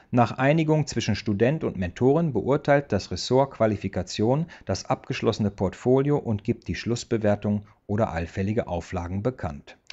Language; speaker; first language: German; native; German